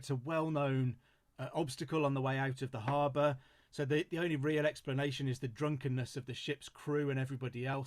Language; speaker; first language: English; native; English